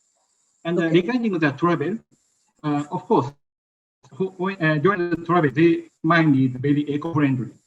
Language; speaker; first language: English; non-native, learner; Japanese